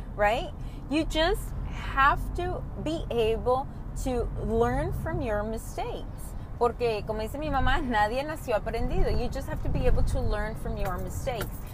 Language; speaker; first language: English; early bilingual, other home language; Spanish